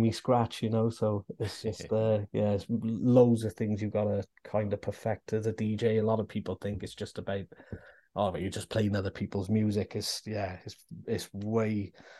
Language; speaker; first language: English; native; English